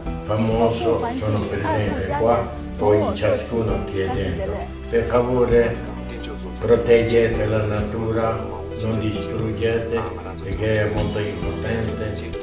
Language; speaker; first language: Italian; non-native, fluent; Tibetan